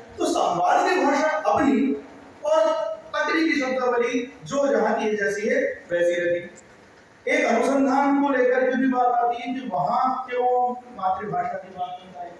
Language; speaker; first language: Hindi; native; Hindi